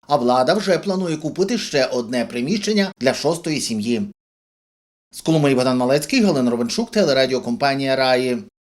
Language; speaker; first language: Ukrainian; native; Ukrainian